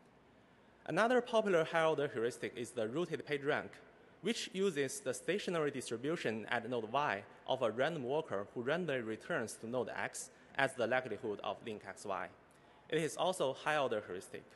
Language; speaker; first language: English; non-native, fluent; Chinese